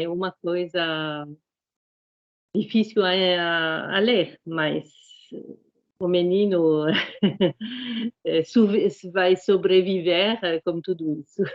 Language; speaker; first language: Portuguese; non-native, fluent; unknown